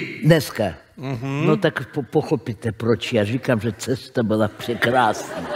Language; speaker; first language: Czech; non-native, fluent; Russian